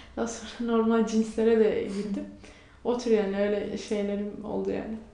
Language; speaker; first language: Turkish; non-native, local second language; Kurdish